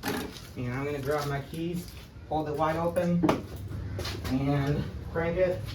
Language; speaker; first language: English; native; English